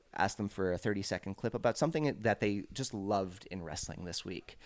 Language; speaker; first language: English; native; English